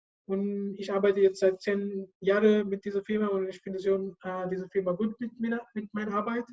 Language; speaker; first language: German; non-native, learner; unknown